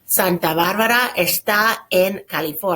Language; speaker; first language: Spanish; non-native, fluent; English